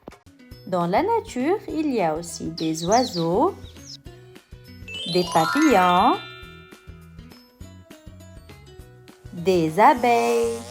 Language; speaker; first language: French; non-native, local second language; Arabic